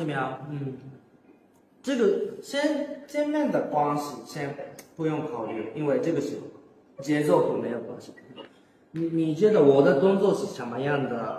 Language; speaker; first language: Chinese; non-native, learner; Japanese